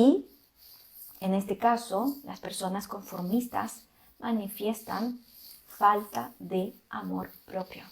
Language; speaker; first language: Spanish; non-native, fluent; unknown